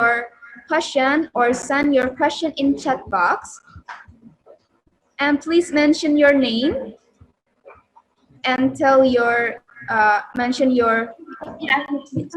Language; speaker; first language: English; non-native, learner; Indonesian